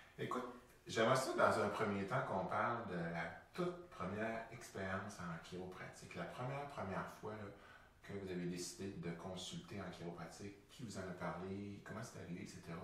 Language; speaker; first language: French; native; French